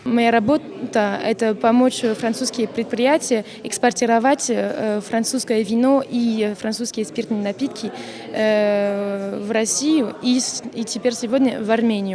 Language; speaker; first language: Russian; non-native, fluent; French